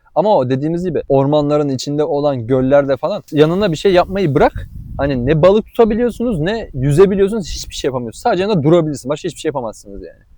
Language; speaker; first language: Turkish; native; Turkish